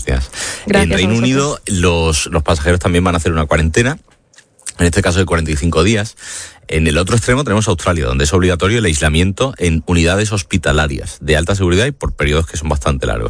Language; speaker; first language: Spanish; native; Spanish